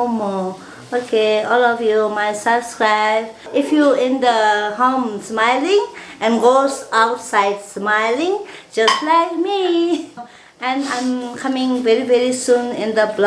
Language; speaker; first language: English; non-native, learner; Tibetan